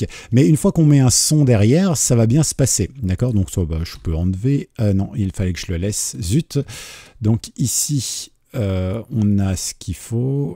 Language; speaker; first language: French; native; French